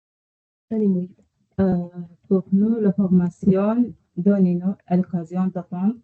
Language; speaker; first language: French; non-native, learner; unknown